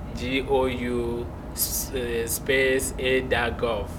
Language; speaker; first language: English; non-native, fluent; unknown